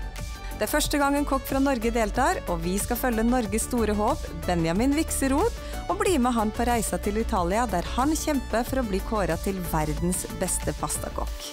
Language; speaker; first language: Norwegian; native; Norwegian